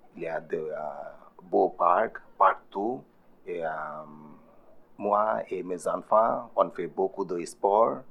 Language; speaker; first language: French; non-native, learner; Bangla